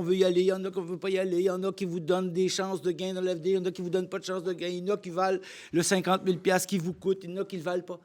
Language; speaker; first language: French; native; French